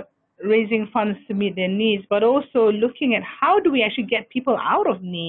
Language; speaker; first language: English; non-native, local second language; Malay